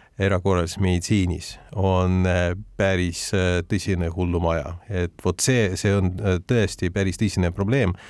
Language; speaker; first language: Estonian; non-native, local second language; Russian